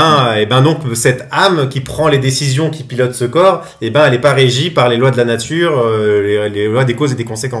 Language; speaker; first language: French; native; French